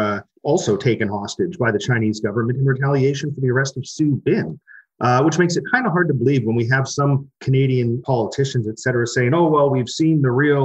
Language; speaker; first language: English; native; English